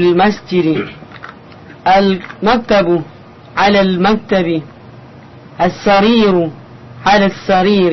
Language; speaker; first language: Arabic; non-native, learner; Indonesian